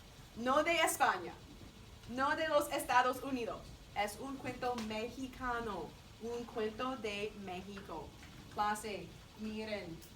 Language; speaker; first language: Spanish; non-native, fluent; English